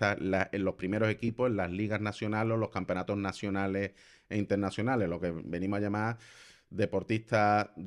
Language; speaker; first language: Spanish; native; Spanish